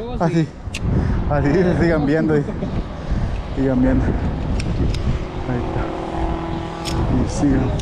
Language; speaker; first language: Spanish; native; Spanish